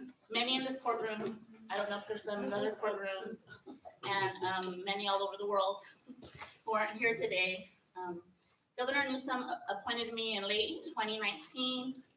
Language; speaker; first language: English; early bilingual, other home language; Spanish